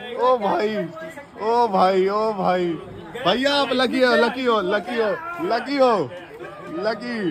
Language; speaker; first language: Hindi; native; Hindi